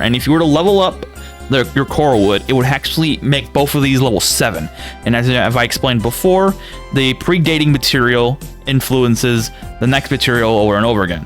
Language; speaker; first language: English; native; English